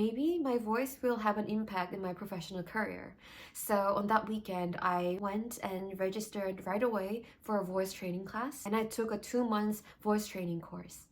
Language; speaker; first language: English; non-native, fluent; Korean